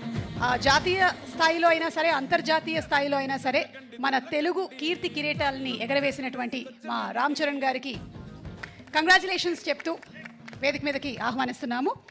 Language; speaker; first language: Telugu; native; Telugu